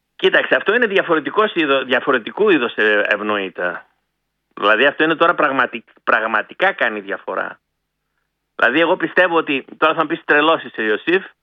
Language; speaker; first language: Greek; early bilingual, heritage; Greek